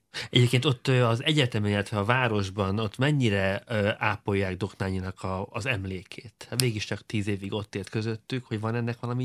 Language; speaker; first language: Hungarian; native; Hungarian